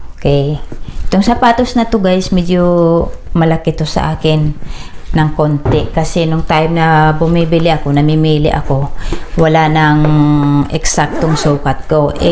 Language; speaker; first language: Filipino; native; Filipino